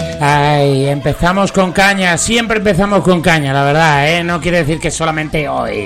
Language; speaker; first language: Spanish; native; Spanish